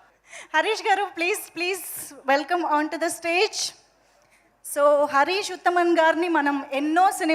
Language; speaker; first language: Telugu; native; Telugu